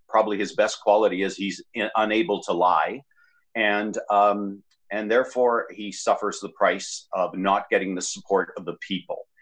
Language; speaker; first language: English; native; English